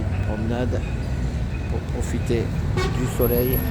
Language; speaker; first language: French; native; French